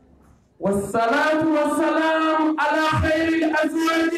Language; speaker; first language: Arabic; non-native, fluent; Dyula